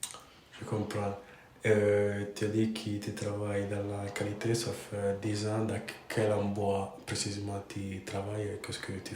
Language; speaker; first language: French; non-native, fluent; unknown